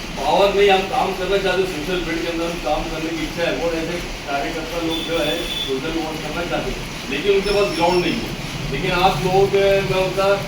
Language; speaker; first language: Hindi; native; Hindi